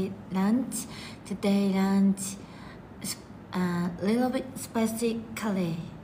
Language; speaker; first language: English; non-native, learner; Japanese